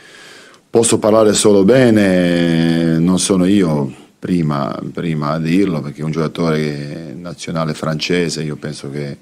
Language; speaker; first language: Italian; non-native, fluent; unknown